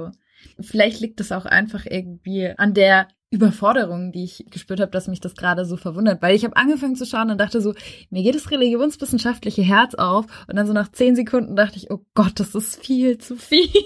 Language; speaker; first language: German; native; German